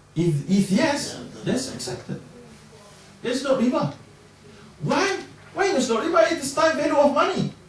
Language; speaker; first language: English; non-native, local second language; Malay